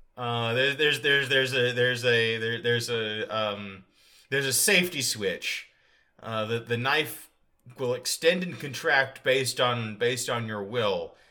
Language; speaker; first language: English; native; English